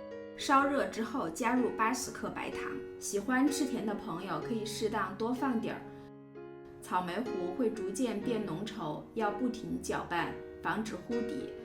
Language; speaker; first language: Chinese; native; Chinese